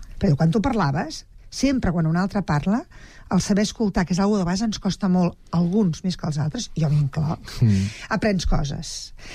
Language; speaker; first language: Catalan; native; Catalan